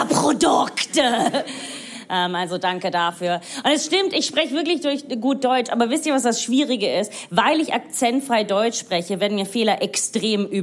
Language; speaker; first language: German; non-native, fluent; Italian